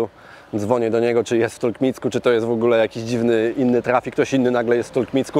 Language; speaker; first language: Polish; native; Polish